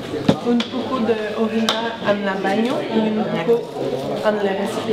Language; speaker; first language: Spanish; non-native, learner; French